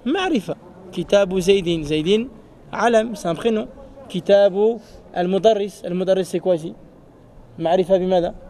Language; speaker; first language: Arabic; non-native, fluent; French